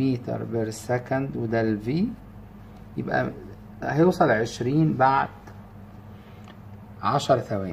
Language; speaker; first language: Arabic; native; Arabic